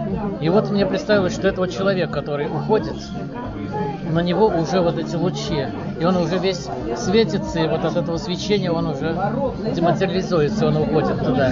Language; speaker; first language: Russian; native; Russian